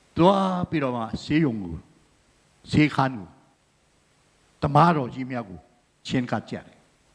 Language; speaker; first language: Burmese; non-native, local second language; Tedim Chin